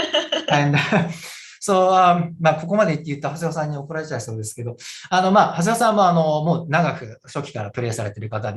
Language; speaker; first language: Japanese; native; Japanese